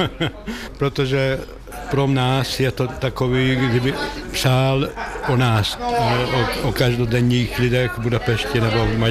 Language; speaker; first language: Czech; non-native, fluent; Hungarian